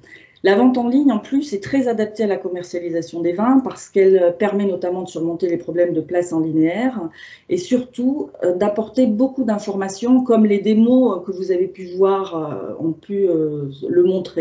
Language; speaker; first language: French; native; French